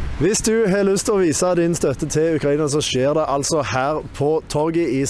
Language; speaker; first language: Norwegian; native; Norwegian